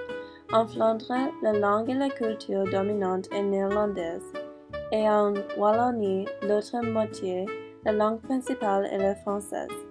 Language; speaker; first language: French; non-native, learner; English